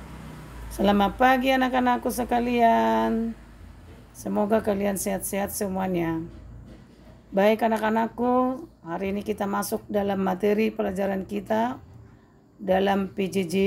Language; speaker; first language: Indonesian; native; Indonesian